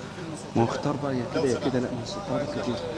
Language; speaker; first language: Arabic; native; Arabic